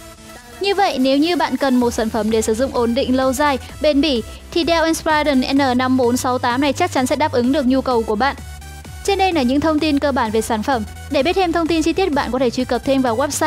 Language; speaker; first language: Vietnamese; native; Vietnamese